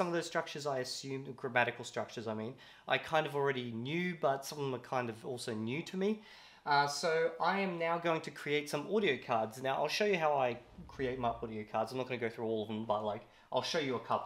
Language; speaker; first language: English; native; English